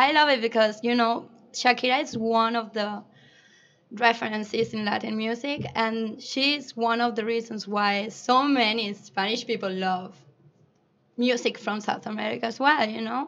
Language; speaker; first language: English; non-native, fluent; Spanish